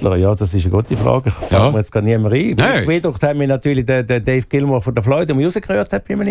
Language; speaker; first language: German; native; German